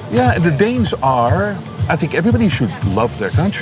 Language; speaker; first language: English; non-native, fluent; Dutch